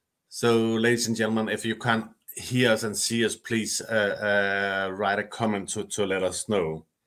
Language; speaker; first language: English; non-native, fluent; Danish